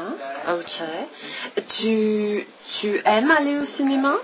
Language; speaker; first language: French; non-native, fluent; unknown